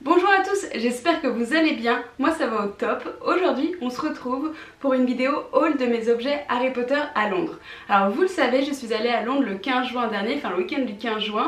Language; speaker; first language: French; native; French